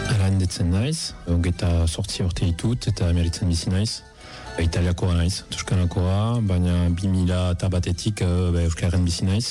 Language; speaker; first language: Basque; non-native, fluent; Italian